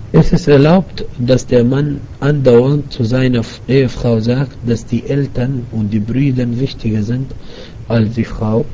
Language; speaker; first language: German; non-native, fluent; Arabic